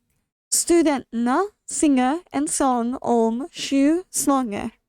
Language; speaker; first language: Norwegian; non-native, learner; English